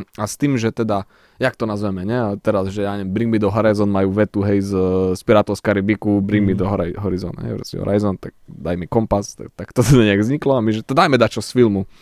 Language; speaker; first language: Slovak; early bilingual, other home language; Czech